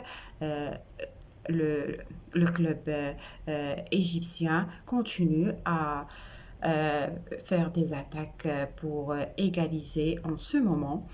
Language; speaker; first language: French; non-native, local second language; Arabic